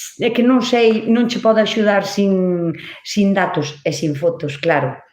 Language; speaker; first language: Galician; native; Galician